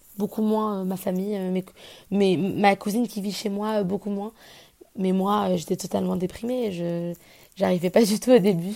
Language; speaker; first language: French; native; French